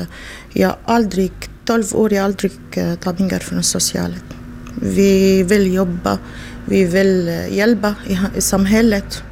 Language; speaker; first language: Swedish; non-native, learner; Arabic